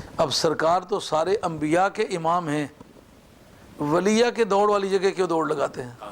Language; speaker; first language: Urdu; non-native, local second language; Punjabi